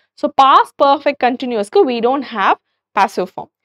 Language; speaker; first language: English; non-native, local second language; Tamil